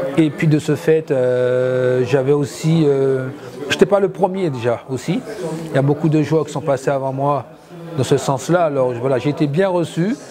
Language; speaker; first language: French; native; French